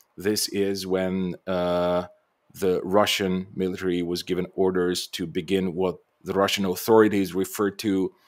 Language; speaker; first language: English; non-native, fluent; Bulgarian